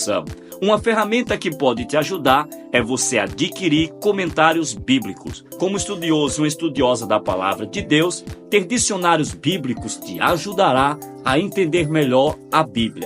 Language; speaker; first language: Portuguese; native; Portuguese